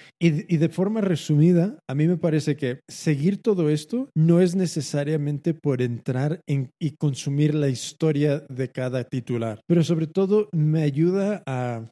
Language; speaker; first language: Spanish; early bilingual, heritage; Spanish